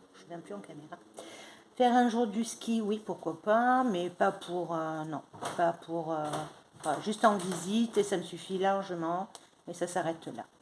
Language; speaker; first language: French; non-native, fluent; Spanish